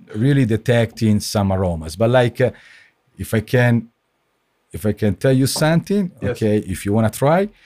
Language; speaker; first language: English; non-native, fluent; Italian